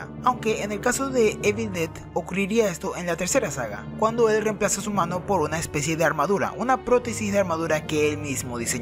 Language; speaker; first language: Spanish; native; Spanish